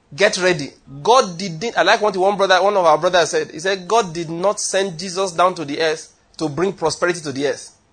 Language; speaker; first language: English; non-native, local second language; Yoruba